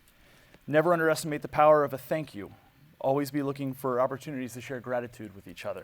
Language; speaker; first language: English; native; English